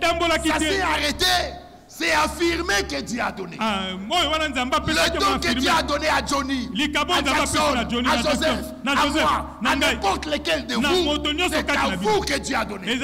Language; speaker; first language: French; non-native, local second language; Lingala